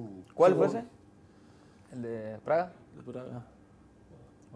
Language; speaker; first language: Greek; non-native, fluent; Spanish